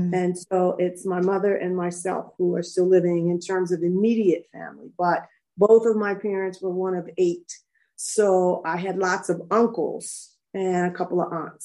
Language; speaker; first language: English; native; English